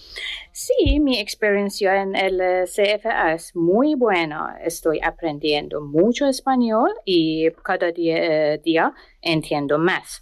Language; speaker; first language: Spanish; non-native, learner; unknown